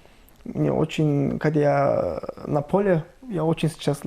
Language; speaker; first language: Russian; non-native, learner; Turkish